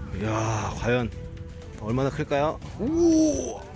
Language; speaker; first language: Korean; native; Korean